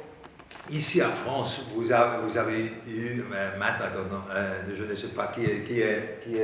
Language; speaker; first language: French; non-native, learner; Hebrew